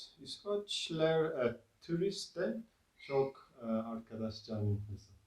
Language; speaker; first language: Turkish; non-native, learner; English